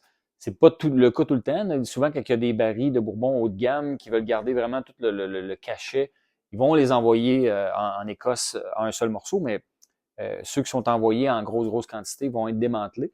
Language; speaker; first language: French; native; French